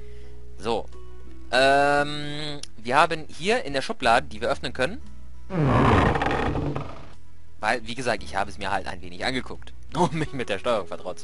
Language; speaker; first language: German; native; German